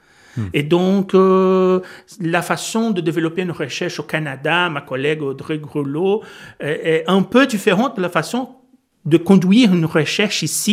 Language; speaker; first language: French; non-native, fluent; Portuguese